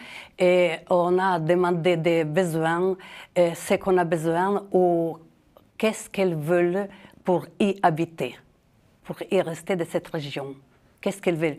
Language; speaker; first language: French; non-native, fluent; Ukrainian